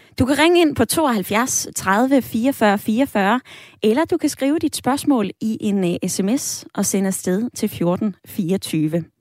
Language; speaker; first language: Danish; native; Danish